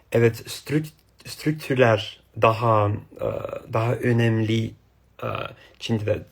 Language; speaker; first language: Turkish; non-native, learner; English